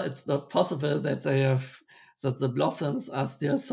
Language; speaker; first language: English; non-native, fluent; German